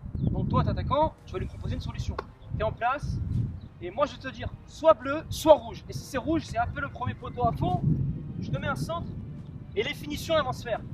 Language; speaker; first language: French; native; French